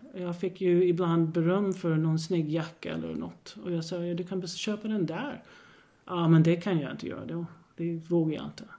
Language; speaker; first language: Swedish; non-native, fluent; English